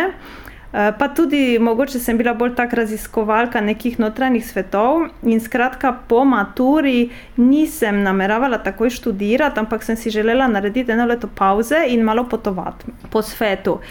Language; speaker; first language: Slovenian; non-native, fluent; Polish